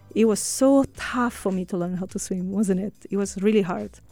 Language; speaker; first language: English; non-native, fluent; Portuguese